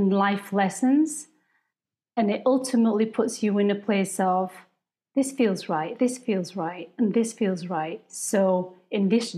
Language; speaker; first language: English; native; English